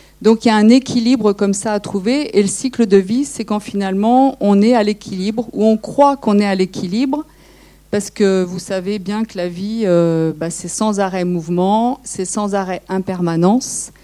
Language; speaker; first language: French; native; French